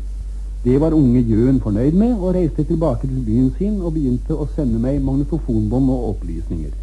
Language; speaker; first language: Norwegian; native; Norwegian